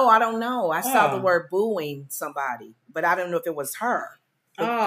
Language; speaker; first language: English; native; English